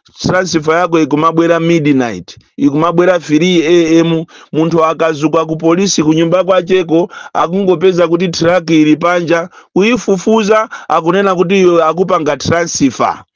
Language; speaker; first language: Nyanja; native; Nyanja